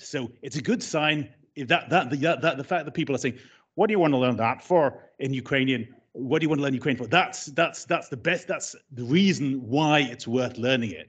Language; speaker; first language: English; native; English